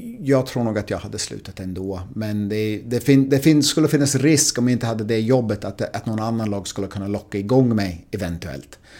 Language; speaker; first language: Swedish; non-native, fluent; English